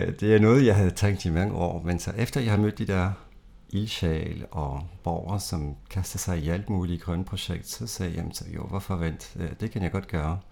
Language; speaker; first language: Danish; non-native, fluent; French